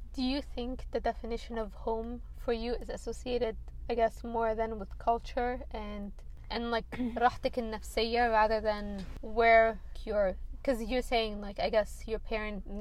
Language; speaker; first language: English; early bilingual, other home language; Arabic